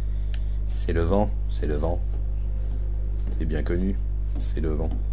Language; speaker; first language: French; native; French